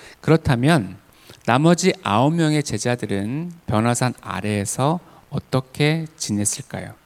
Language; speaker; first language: Korean; native; Korean